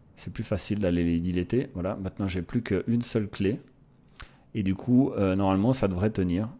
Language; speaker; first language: French; native; French